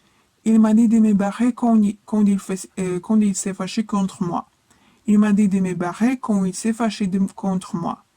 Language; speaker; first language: French; non-native, fluent; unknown